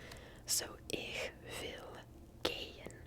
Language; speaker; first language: German; non-native, learner; English